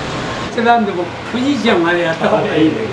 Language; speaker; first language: Japanese; native; Japanese